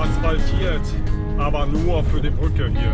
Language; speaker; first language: German; native; German